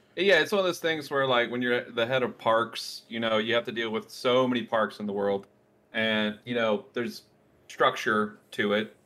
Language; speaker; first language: English; native; English